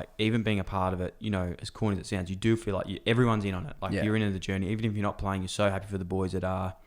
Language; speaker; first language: English; native; English